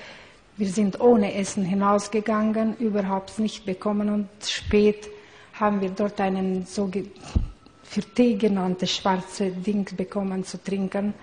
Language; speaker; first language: German; non-native, learner; Hungarian